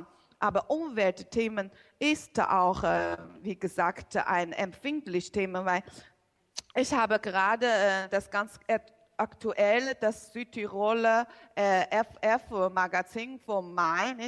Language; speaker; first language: German; non-native, learner; Chinese